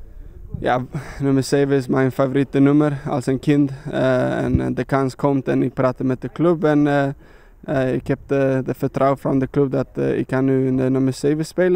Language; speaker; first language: Dutch; non-native, learner; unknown